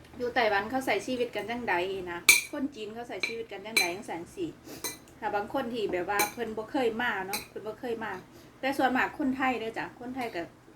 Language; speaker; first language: Thai; native; Thai